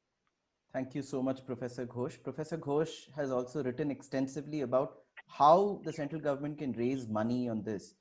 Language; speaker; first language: English; non-native, local second language; Hindi